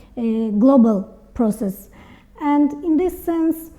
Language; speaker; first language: English; non-native, learner; Azerbaijani